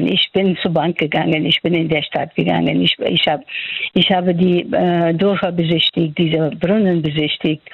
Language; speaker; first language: German; non-native, fluent; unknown